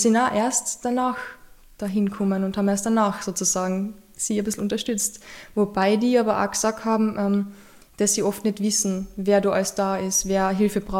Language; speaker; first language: German; native; German